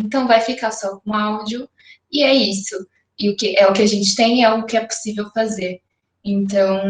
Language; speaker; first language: Portuguese; native; Portuguese